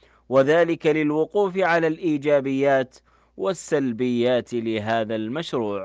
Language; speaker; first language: Arabic; native; Arabic